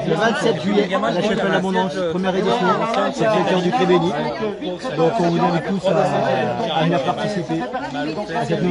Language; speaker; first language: French; native; French